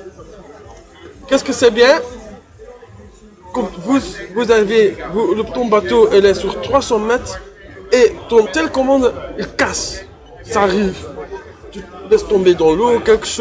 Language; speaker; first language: French; non-native, learner; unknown